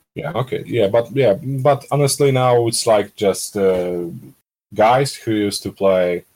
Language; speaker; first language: English; non-native, fluent; Polish